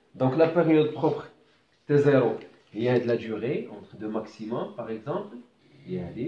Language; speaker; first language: French; non-native, local second language; Arabic